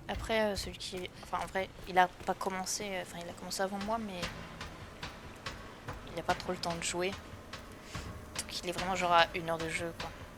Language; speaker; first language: French; native; French